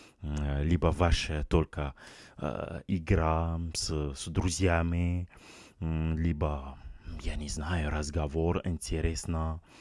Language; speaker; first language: Russian; non-native, learner; French